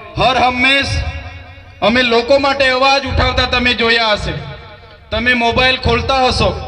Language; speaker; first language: Gujarati; non-native, local second language; Vasavi